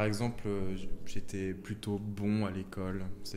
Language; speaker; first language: French; native; French